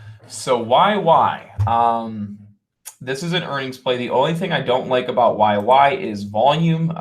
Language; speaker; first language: English; native; English